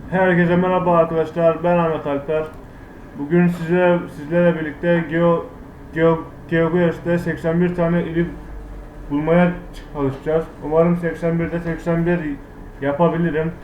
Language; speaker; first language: Turkish; native; Turkish